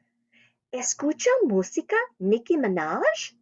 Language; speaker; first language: Spanish; non-native, fluent; English